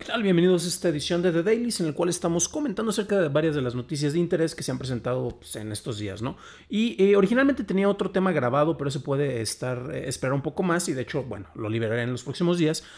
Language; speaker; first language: Spanish; native; Spanish